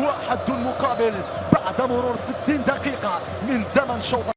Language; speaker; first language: Arabic; native; Arabic